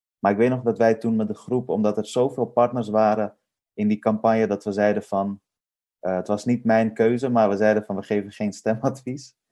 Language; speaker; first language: Dutch; early bilingual, other home language; Persian